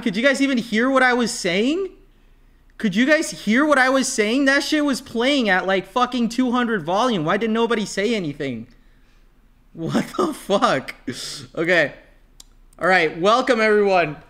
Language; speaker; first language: English; early bilingual, other home language; Spanish